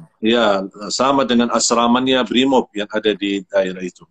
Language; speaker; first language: Indonesian; non-native, fluent; Arabic